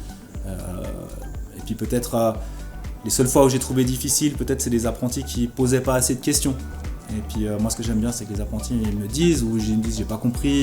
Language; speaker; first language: French; native; French